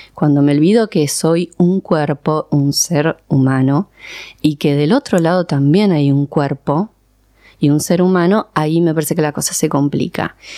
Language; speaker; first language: Spanish; early bilingual, other home language; Persian